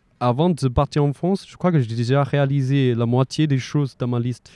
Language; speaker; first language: French; non-native, fluent; Chinese